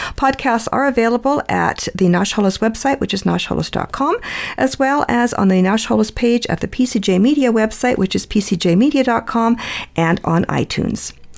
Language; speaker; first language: English; early bilingual, other home language; Ukrainian